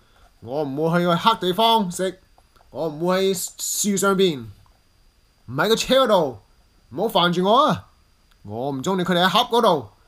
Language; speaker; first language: Cantonese; early bilingual, heritage; English